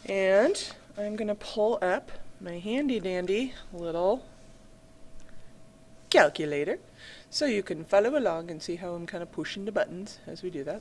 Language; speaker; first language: English; native; English